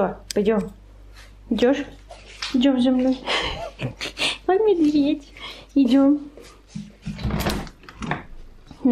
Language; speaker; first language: Russian; native; Russian